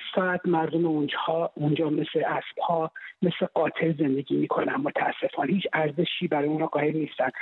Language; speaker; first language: Persian; non-native, local second language; Central Kurdish